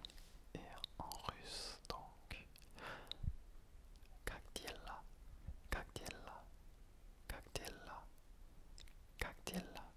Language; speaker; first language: Russian; non-native, learner; French